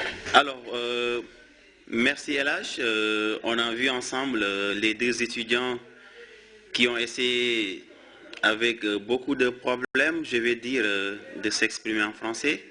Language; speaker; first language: French; non-native, fluent; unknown